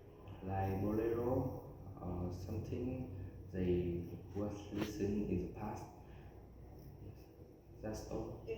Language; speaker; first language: English; non-native, learner; Vietnamese